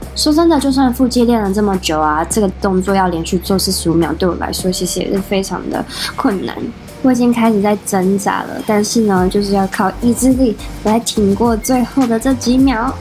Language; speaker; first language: Chinese; native; Chinese